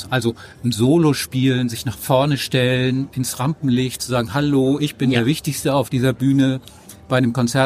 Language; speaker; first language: German; native; German